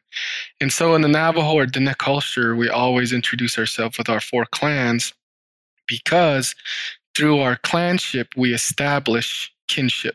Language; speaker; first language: English; early bilingual, other home language; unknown